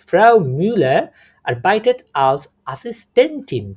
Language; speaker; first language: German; non-native, fluent; Bangla